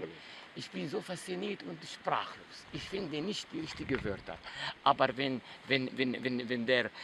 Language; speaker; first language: German; non-native, fluent; Arabic